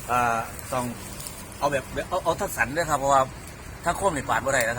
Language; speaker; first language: Thai; non-native, local second language; Northeastern Thai